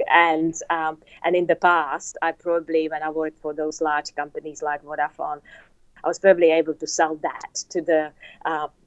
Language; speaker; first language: English; non-native, fluent; Czech